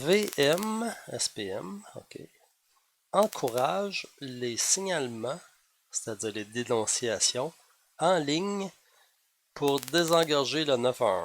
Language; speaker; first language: French; native; French